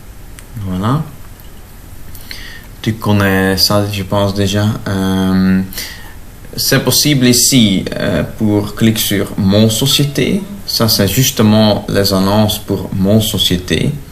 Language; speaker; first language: French; non-native, local second language; Dutch